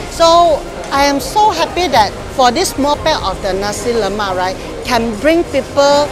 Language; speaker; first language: English; non-native, local second language; Min Nan Chinese